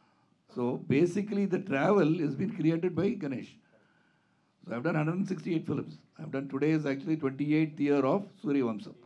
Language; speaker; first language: Telugu; non-native, fluent; Tamil